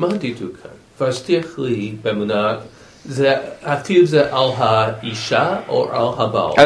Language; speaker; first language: Hebrew; non-native, learner; English